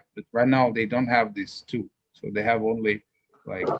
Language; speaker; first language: English; non-native, fluent; Russian